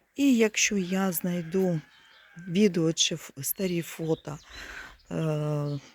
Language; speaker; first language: Ukrainian; non-native, fluent; Russian